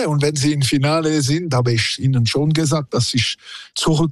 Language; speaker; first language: German; non-native, local second language; French